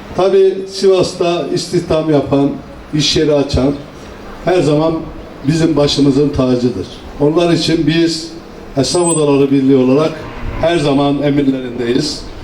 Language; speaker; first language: Turkish; native; Turkish